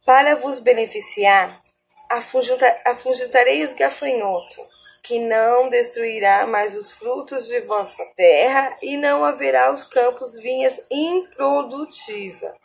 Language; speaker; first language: Portuguese; native; Portuguese